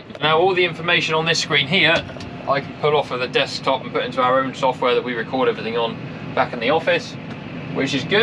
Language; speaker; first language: English; native; English